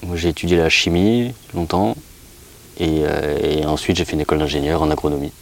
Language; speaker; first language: French; native; French